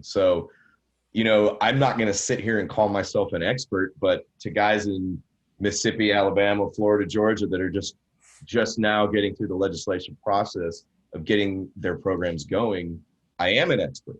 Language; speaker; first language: English; native; English